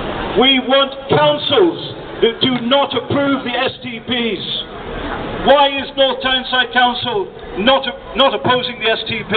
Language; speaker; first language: English; native; English